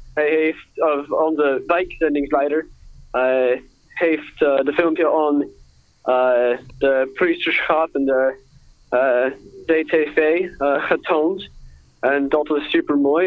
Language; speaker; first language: Dutch; non-native, learner; English